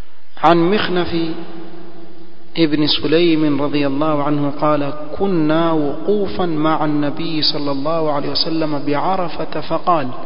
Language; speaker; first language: Arabic; non-native, fluent; Swahili